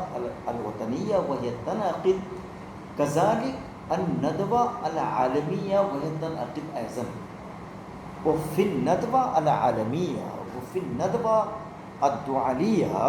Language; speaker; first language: Arabic; non-native, fluent; Urdu